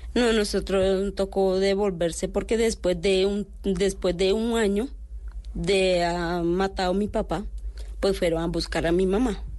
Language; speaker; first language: Spanish; non-native, local second language; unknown